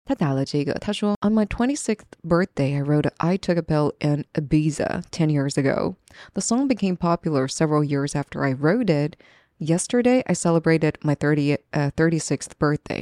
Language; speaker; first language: English; non-native, fluent; Chinese